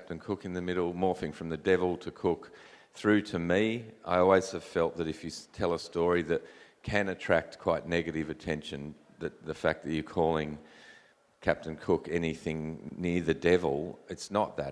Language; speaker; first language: English; native; English